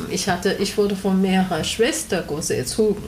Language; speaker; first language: German; non-native, learner; Chinese